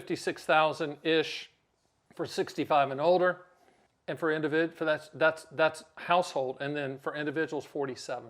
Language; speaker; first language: English; native; English